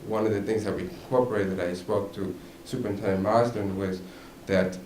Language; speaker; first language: English; native; English